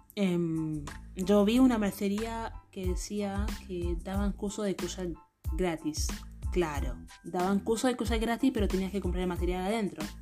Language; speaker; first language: Spanish; non-native, fluent; Haitian Creole